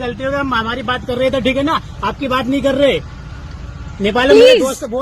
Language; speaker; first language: Hindi; native; Hindi